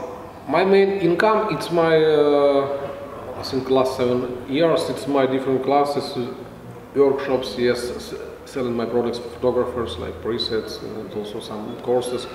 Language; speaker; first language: English; non-native, fluent; Russian